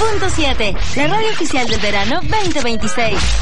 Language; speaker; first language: Spanish; native; Spanish